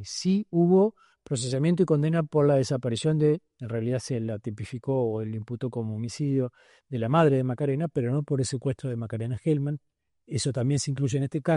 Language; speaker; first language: Spanish; native; Spanish